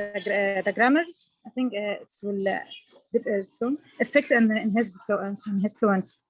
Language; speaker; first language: English; non-native, learner; Arabic